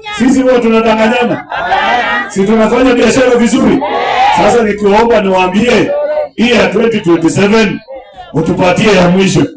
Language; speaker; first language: Swahili; non-native, local second language; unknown